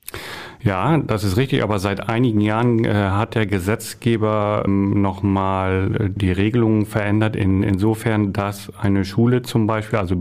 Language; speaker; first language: German; native; German